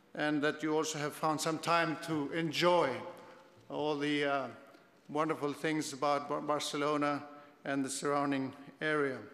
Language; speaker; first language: English; non-native, fluent; Spanish